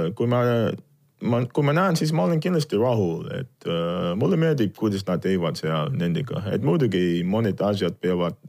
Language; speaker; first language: Estonian; non-native, fluent; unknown